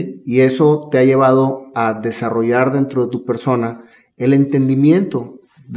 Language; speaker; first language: Spanish; native; Spanish